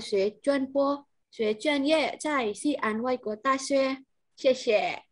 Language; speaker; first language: Chinese; non-native, learner; Indonesian